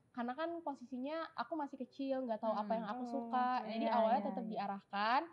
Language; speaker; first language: Indonesian; native; Indonesian